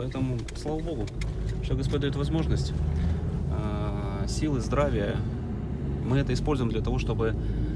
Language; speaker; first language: Russian; native; Russian